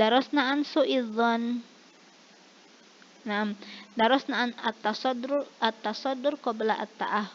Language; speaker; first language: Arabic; non-native, fluent; Indonesian